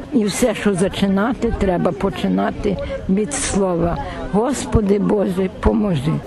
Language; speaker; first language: Ukrainian; native; Ukrainian